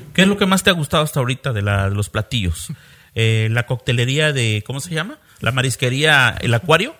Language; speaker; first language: Spanish; native; Spanish